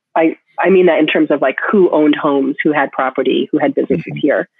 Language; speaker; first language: English; native; English